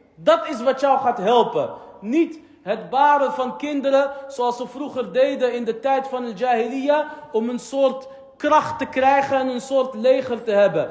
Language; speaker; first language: Dutch; early bilingual, other home language; Arabic